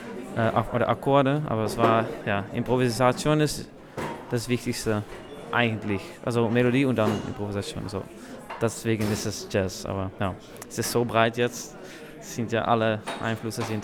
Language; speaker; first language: German; non-native, learner; Dutch